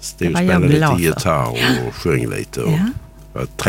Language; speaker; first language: Swedish; native; Swedish